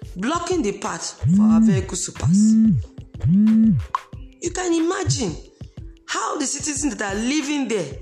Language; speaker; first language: English; non-native, local second language; Esan